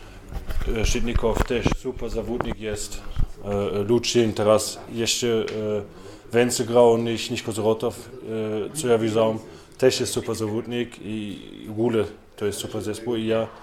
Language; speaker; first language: Polish; non-native, learner; German